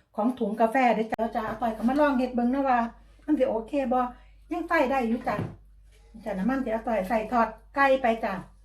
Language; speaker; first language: Thai; native; Thai